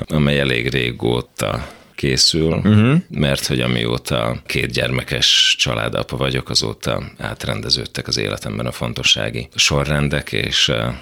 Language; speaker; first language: Hungarian; native; Hungarian